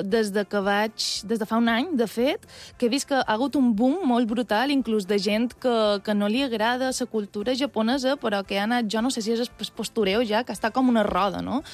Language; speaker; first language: Catalan; native; Catalan